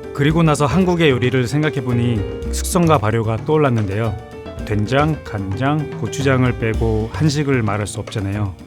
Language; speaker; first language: Korean; native; Korean